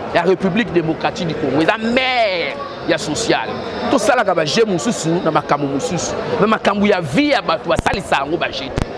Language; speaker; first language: Lingala; native; Lingala